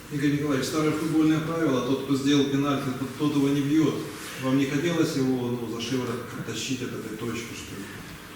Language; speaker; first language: Russian; native; Russian